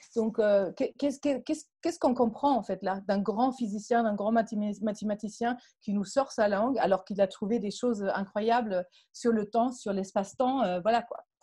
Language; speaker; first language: French; non-native, fluent; German